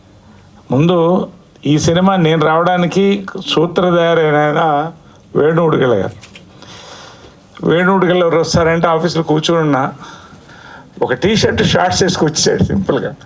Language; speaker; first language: Telugu; native; Telugu